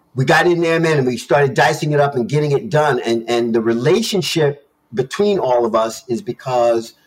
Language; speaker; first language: English; native; English